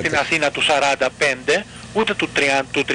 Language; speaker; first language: Greek; native; Greek